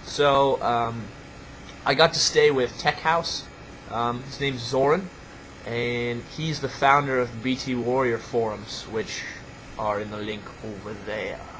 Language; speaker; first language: English; native; English